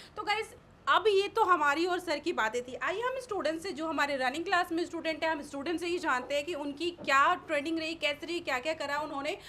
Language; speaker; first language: Hindi; native; Hindi